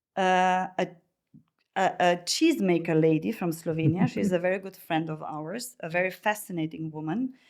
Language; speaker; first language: English; non-native, fluent; Slovenian